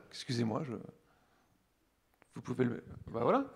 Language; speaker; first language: French; native; French